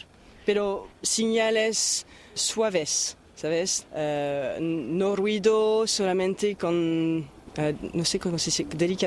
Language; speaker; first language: Spanish; non-native, fluent; French